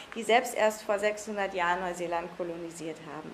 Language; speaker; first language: German; non-native, fluent; English